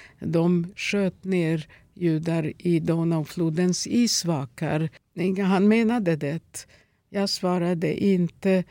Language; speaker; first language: Swedish; non-native, fluent; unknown